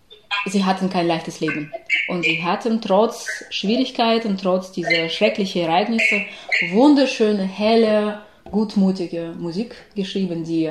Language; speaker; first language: German; non-native, fluent; Ukrainian